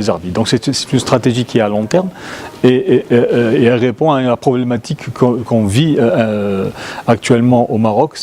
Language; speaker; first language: French; non-native, local second language; Arabic